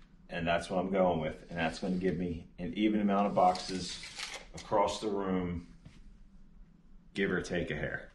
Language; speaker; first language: English; native; English